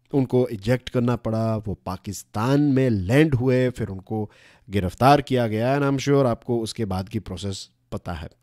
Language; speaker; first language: Hindi; non-native, local second language; Gujarati